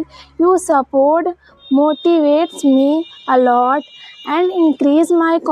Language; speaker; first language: English; non-native, learner; Hindi